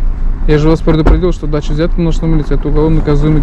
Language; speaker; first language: Russian; native; Russian